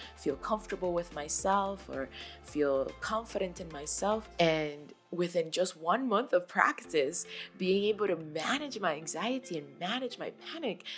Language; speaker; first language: English; native; English